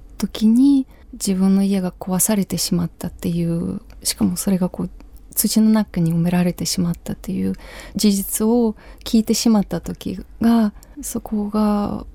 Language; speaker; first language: Japanese; non-native, fluent; Ukrainian